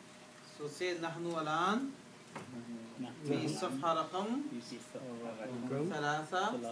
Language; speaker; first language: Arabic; non-native, fluent; Urdu